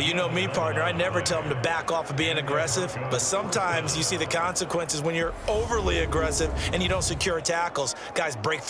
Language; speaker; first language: English; native; English